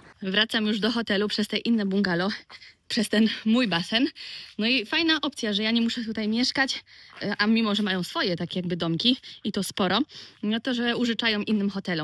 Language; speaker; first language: Polish; native; Polish